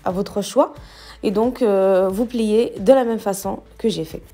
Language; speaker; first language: French; non-native, local second language; Arabic